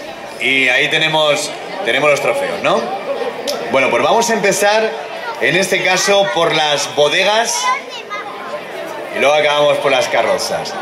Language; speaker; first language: Spanish; native; Spanish